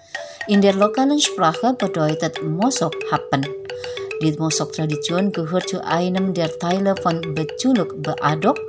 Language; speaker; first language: German; non-native, fluent; Indonesian